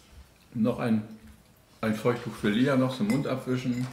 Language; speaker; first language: German; native; German